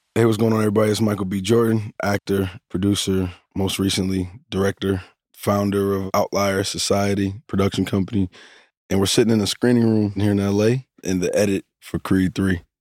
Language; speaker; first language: English; native; English